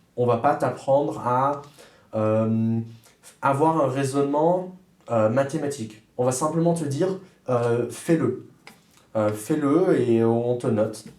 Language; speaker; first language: French; early bilingual, other home language; German